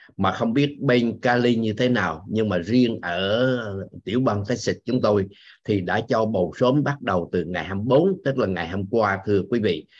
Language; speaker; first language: Vietnamese; native; Vietnamese